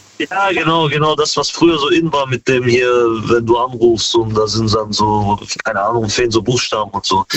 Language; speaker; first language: German; early bilingual, other home language; Kurdish